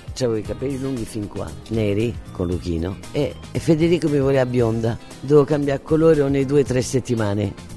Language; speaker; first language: Italian; early bilingual, heritage; French